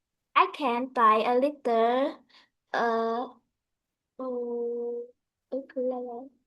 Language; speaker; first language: English; non-native, learner; Vietnamese